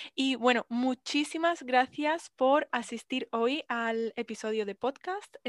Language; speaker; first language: Spanish; native; Spanish